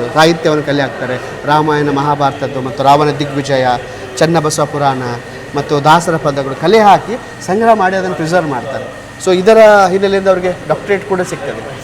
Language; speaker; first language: Kannada; native; Kannada